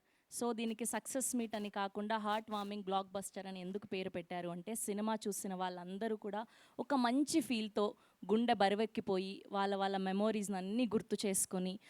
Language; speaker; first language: Telugu; native; Telugu